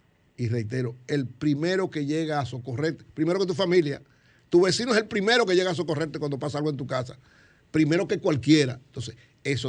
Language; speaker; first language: Spanish; native; Spanish